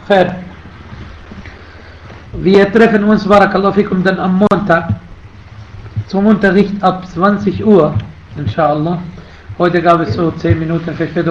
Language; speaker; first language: German; non-native, fluent; Arabic